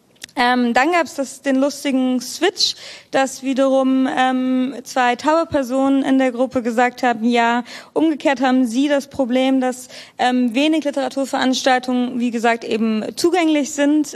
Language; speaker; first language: German; native; German